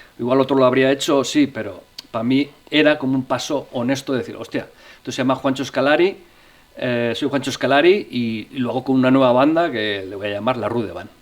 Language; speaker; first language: Spanish; native; Spanish